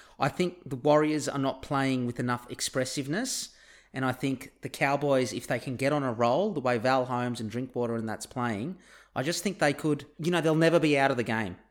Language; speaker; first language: English; early bilingual, other home language; Turkish